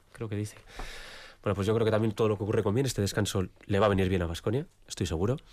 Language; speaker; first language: Spanish; native; Spanish